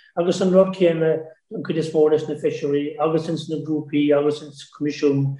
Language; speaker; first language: Irish; native; Irish